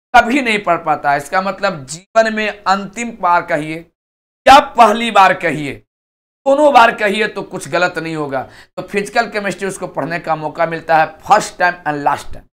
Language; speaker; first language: Hindi; native; Hindi